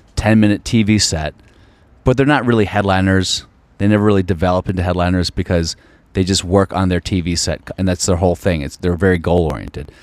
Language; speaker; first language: English; native; English